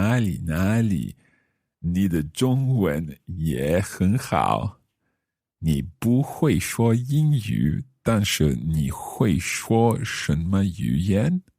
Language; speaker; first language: Chinese; non-native, learner; English